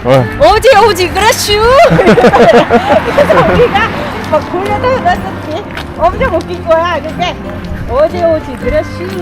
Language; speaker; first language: Korean; non-native, fluent; Vietnamese